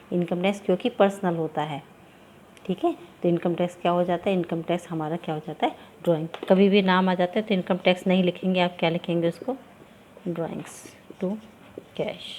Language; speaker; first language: Hindi; native; Hindi